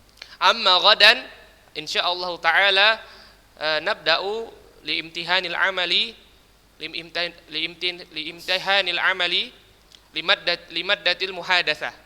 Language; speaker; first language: Arabic; non-native, learner; Indonesian